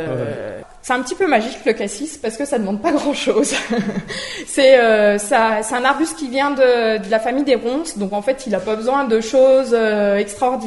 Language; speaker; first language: French; native; French